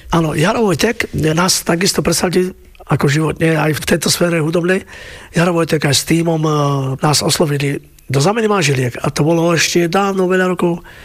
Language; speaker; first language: Slovak; native; Slovak